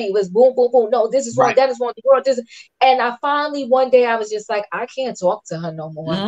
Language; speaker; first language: English; native; English